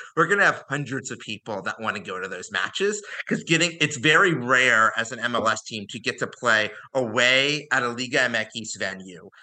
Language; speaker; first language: English; native; English